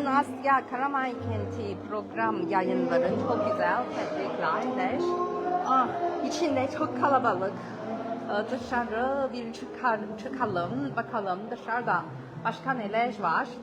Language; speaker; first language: Turkish; non-native, learner; Chinese